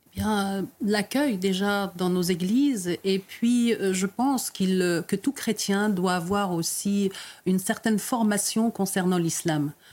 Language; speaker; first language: French; early bilingual, other home language; Arabic